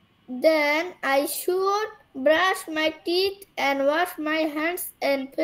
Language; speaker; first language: English; non-native, learner; Bangla